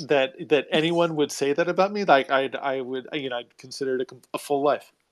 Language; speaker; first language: English; native; English